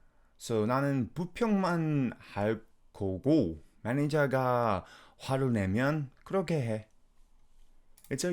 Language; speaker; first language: Korean; non-native, fluent; English